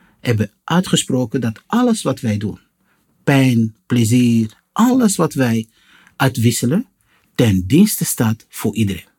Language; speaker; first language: Dutch; non-native, fluent; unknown